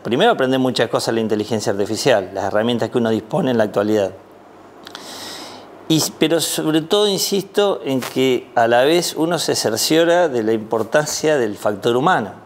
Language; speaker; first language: Spanish; native; Spanish